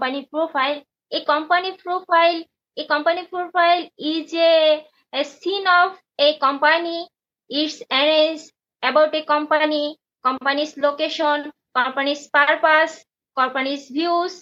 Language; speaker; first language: English; non-native, learner; Bangla